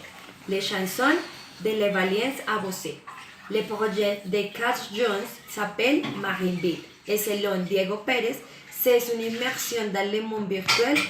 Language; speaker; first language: French; non-native, learner; Spanish